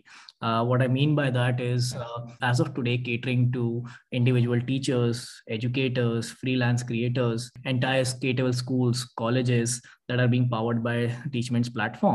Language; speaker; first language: English; non-native, local second language; Hindi